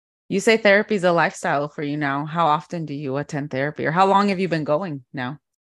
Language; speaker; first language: English; early bilingual, other home language; Spanish